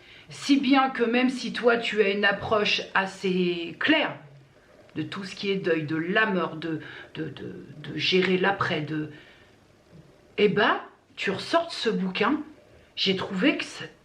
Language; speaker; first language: French; native; French